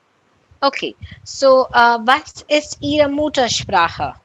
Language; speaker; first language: German; non-native, learner; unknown